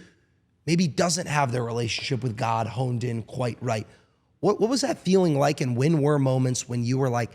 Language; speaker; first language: English; native; English